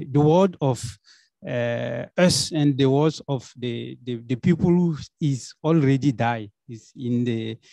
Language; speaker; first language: English; non-native, learner; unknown